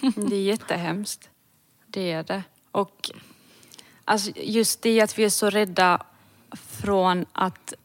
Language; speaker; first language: Swedish; early bilingual, other home language; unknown